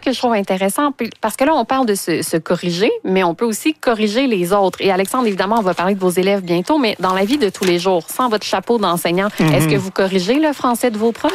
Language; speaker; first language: French; native; French